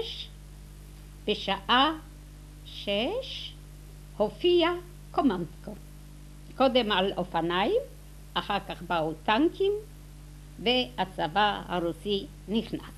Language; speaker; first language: Hebrew; non-native, fluent; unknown